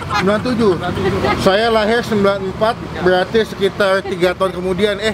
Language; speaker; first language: Indonesian; native; Indonesian